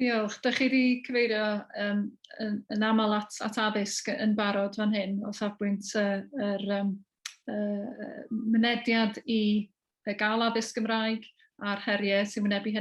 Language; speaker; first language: Welsh; native; Welsh